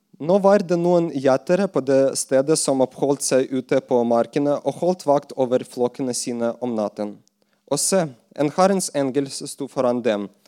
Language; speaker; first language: Norwegian; non-native, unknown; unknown